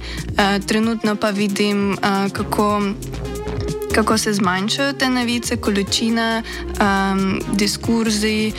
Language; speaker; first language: Slovenian; non-native, fluent; Ukrainian